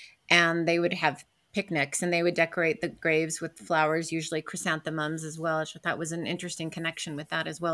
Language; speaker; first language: English; native; English